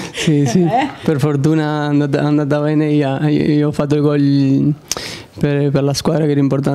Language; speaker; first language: Italian; non-native, fluent; Spanish